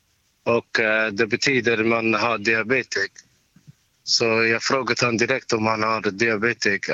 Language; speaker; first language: Swedish; non-native, local second language; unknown